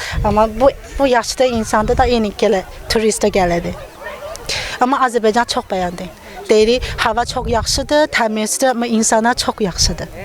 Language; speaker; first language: Azerbaijani; non-native, learner; Chinese